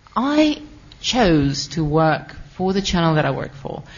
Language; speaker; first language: English; non-native, fluent; Russian